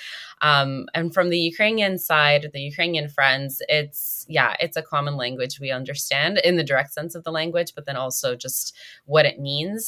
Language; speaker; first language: English; native; English